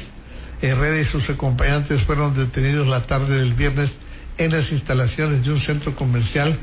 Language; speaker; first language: Spanish; native; Spanish